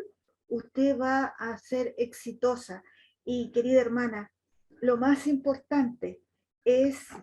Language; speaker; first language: Spanish; native; Spanish